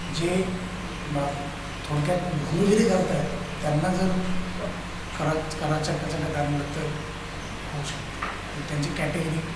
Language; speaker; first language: Marathi; native; Marathi